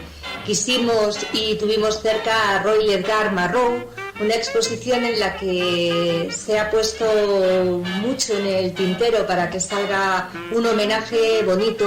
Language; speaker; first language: Spanish; native; Spanish